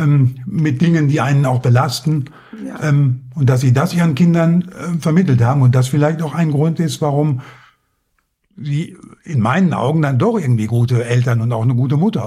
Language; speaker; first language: German; native; German